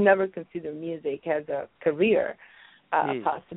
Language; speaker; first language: English; non-native, fluent; Italian